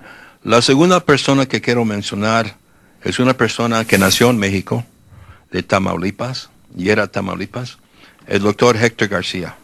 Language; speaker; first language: Spanish; early bilingual, heritage; Spanish